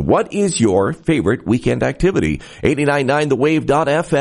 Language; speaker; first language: English; native; English